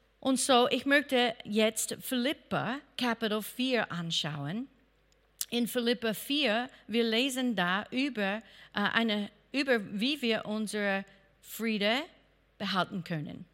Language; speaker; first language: German; non-native, fluent; English